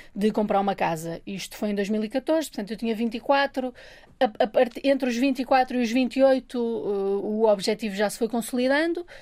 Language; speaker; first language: Portuguese; native; Portuguese